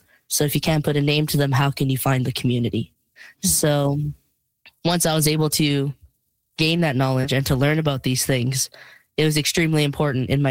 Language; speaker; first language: English; native; English